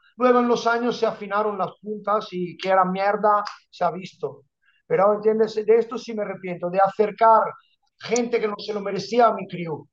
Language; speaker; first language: Spanish; non-native, fluent; Italian